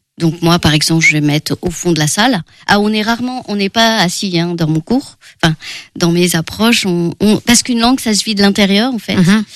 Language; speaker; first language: French; early bilingual, other home language; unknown